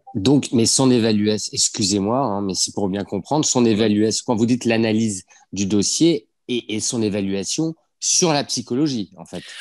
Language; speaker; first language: French; native; French